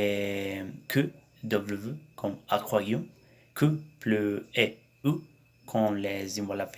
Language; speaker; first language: French; non-native, learner; Spanish